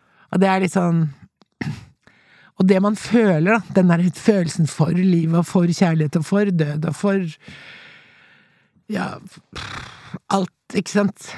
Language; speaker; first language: Norwegian; native; Norwegian